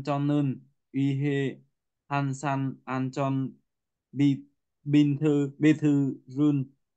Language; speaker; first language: Korean; non-native, learner; Vietnamese